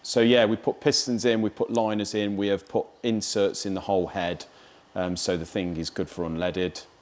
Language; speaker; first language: English; native; English